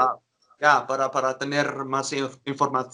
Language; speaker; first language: Spanish; non-native, learner; Dutch